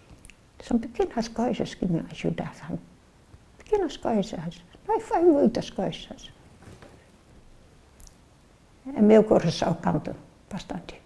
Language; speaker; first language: Portuguese; non-native, learner; Dutch